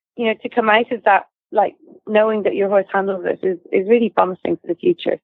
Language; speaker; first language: English; native; English